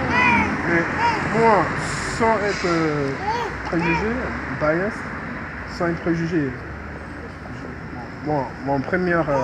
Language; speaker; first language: French; non-native, fluent; English